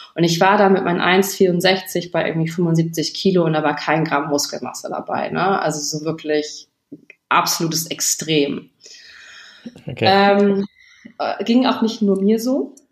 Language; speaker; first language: German; native; German